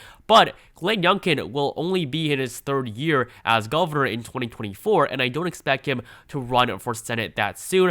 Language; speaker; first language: English; native; English